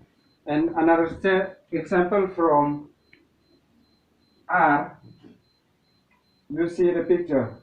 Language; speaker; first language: English; non-native, learner; Indonesian